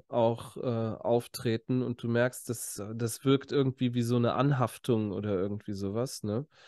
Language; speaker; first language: German; native; German